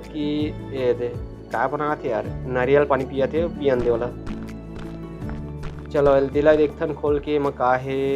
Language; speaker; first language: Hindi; non-native, local second language; Chhattisgarhi